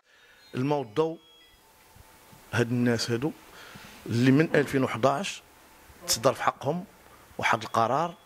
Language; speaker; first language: Arabic; native; Arabic